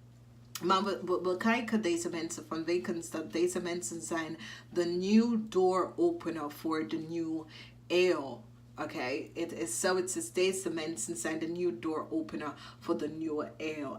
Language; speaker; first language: Dutch; non-native, fluent; English